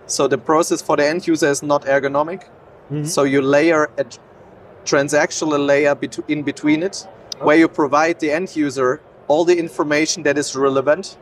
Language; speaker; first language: English; non-native, fluent; German